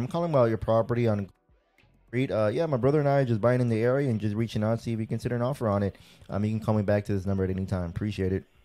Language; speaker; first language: English; early bilingual, other home language; Spanish